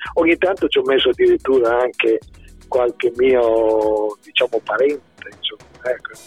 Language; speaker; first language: Italian; native; Italian